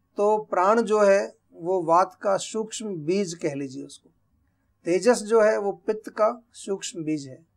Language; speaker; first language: Hindi; native; Hindi